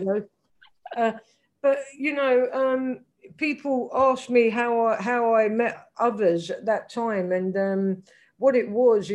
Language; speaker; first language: English; native; English